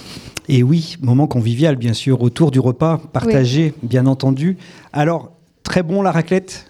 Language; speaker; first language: French; native; French